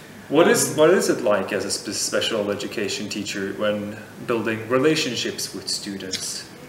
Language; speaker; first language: English; non-native, fluent; Swedish